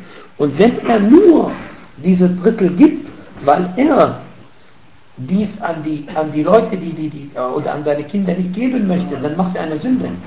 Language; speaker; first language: German; non-native, fluent; Arabic